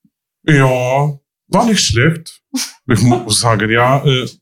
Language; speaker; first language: German; non-native, fluent; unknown